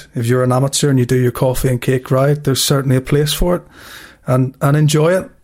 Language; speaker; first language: English; native; English